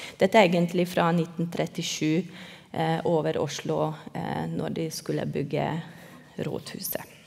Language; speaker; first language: Norwegian; non-native, fluent; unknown